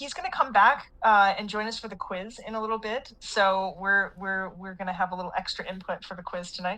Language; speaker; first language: English; native; English